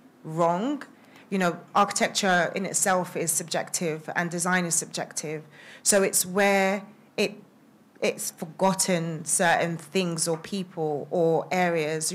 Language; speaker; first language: English; native; English